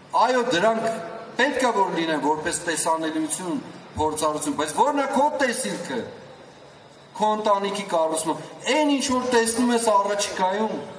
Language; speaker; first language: Armenian; native; Armenian